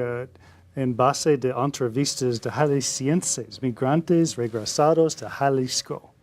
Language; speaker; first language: Spanish; non-native, fluent; English